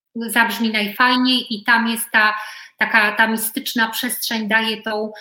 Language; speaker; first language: Polish; native; Polish